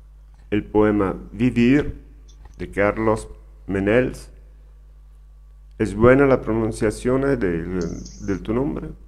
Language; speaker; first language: Spanish; non-native, learner; Italian